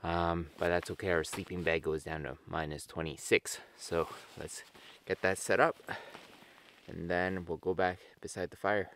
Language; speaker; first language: English; native; English